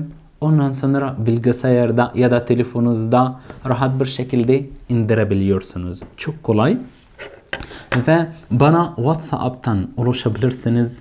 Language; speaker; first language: Turkish; non-native, fluent; Arabic